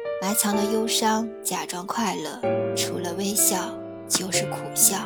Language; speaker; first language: Chinese; native; Chinese